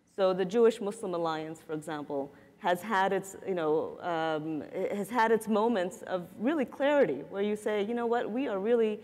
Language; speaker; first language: English; native; English